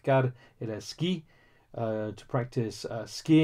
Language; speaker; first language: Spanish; non-native, learner; English